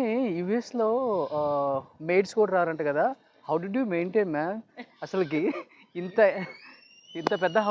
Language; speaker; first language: Telugu; native; Telugu